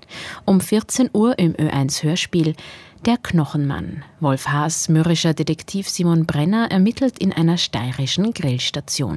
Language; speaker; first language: German; native; German